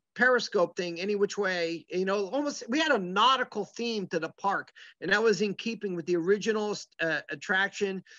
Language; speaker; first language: English; native; English